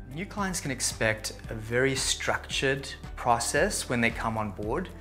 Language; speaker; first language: English; native; English